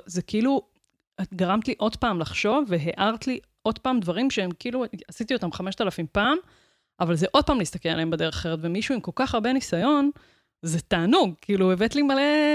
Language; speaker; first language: Hebrew; native; Hebrew